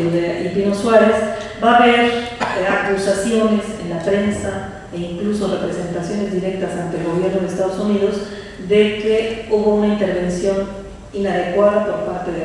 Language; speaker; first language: Spanish; native; Spanish